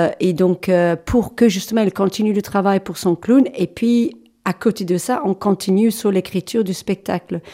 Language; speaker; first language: French; non-native, fluent; English